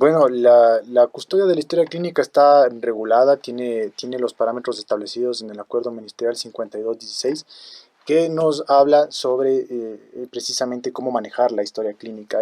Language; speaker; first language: Spanish; native; Spanish